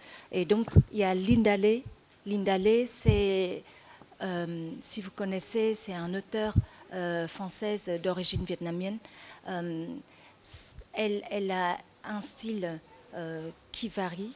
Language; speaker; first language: French; non-native, fluent; Vietnamese